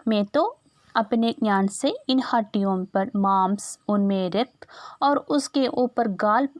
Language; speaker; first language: Hindi; non-native, local second language; Malayalam